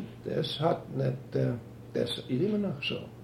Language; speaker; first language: German; early bilingual, heritage; German